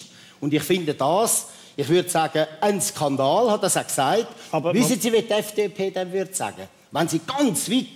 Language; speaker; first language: German; native; German